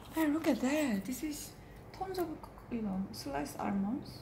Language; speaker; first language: English; non-native, fluent; Korean